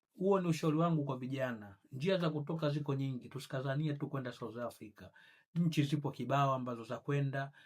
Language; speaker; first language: Swahili; native; Swahili